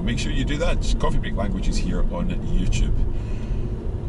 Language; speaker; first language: English; native; English